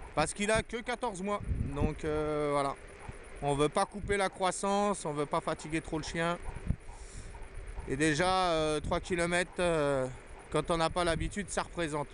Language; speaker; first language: French; native; French